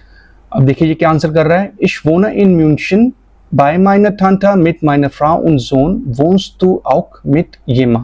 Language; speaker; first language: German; non-native, fluent; Hindi